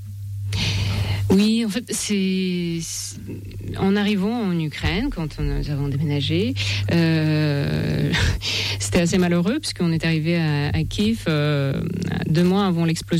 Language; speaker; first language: French; non-native, fluent; Russian